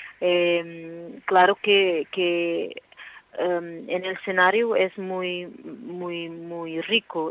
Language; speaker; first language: Spanish; non-native, learner; Portuguese